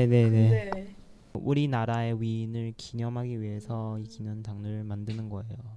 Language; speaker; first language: Korean; non-native, learner; Chinese